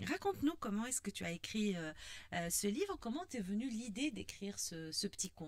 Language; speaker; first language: French; non-native, local second language; Arabic